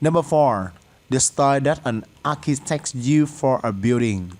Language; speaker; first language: English; non-native, fluent; Vietnamese